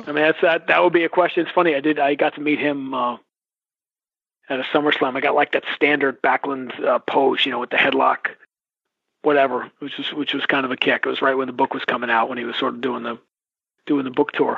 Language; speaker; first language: English; native; English